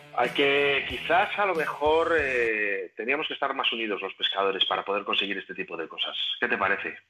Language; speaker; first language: Spanish; native; Spanish